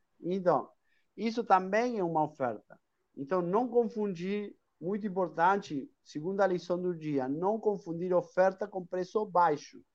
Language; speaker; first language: Portuguese; non-native, fluent; Spanish